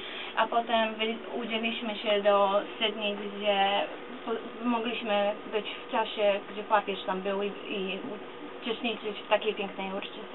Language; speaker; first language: Polish; early bilingual, other home language; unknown